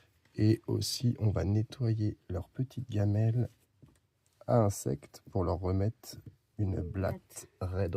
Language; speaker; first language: French; native; French